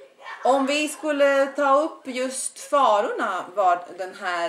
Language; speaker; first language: Swedish; non-native, fluent; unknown